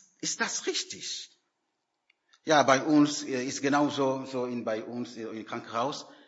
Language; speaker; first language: German; non-native, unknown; French